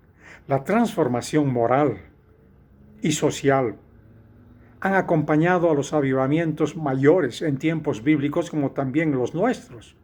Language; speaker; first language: Spanish; native; Spanish